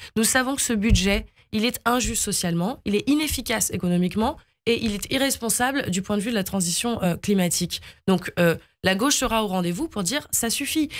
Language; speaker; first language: French; native; French